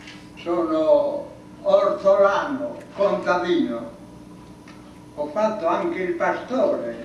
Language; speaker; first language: Italian; non-native, local second language; Sardinian